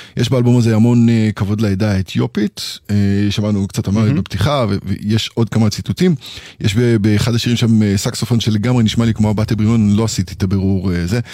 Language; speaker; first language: Hebrew; native; Hebrew